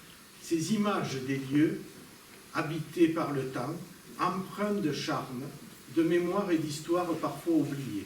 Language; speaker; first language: French; native; French